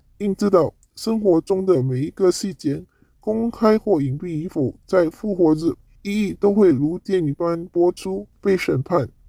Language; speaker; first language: Chinese; non-native, local second language; Cantonese